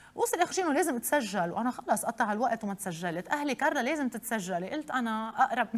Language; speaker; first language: Arabic; native; Arabic